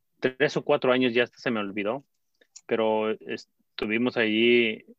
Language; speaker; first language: Spanish; native; Spanish